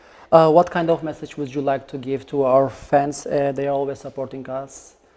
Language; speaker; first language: English; non-native, fluent; Turkish